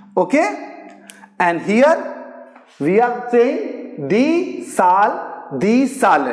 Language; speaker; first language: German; non-native, learner; Hindi